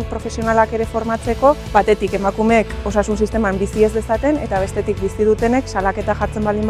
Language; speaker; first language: Basque; native; Basque